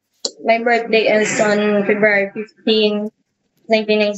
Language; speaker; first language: English; non-native, learner; Hiligaynon